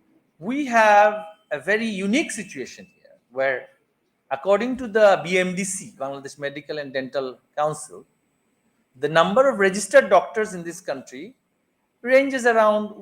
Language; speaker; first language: English; non-native, local second language; Bangla